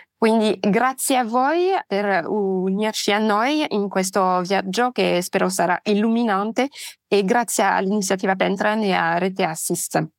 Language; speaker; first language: Italian; non-native, fluent; French